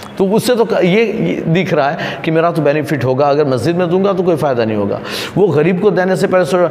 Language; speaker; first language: Urdu; non-native, local second language; Gujarati